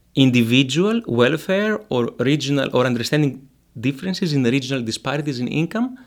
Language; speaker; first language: English; non-native, fluent; Greek